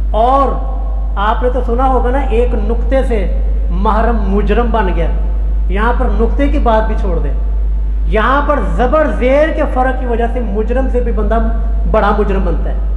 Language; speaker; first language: Urdu; non-native, local second language; Punjabi